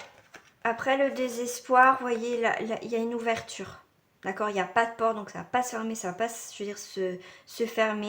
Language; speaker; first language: French; native; French